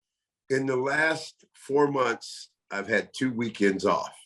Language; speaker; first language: English; native; English